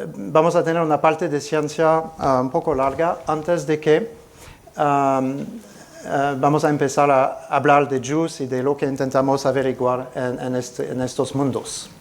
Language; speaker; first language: Spanish; non-native, fluent; French